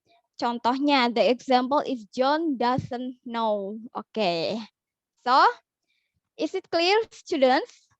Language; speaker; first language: English; non-native, learner; Indonesian